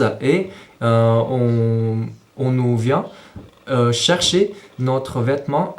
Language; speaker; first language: French; non-native, fluent; Chinese